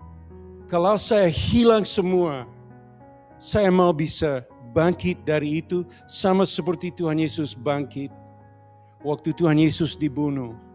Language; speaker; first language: Indonesian; non-native, learner; English